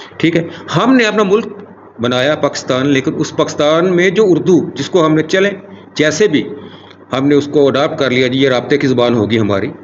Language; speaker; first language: Urdu; non-native, local second language; Punjabi